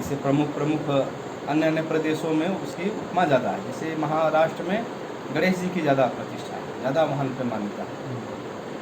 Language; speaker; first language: Hindi; native; Hindi